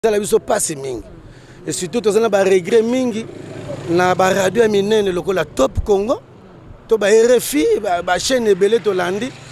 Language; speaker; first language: Lingala; non-native, local second language; Kongo